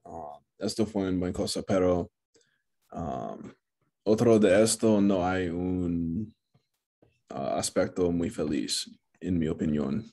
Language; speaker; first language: Spanish; non-native, learner; English